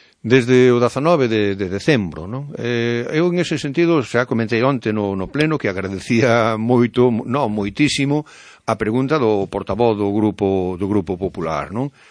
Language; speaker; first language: Galician; native; Galician